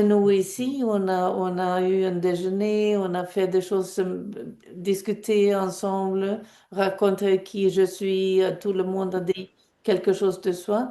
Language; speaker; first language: French; non-native, fluent; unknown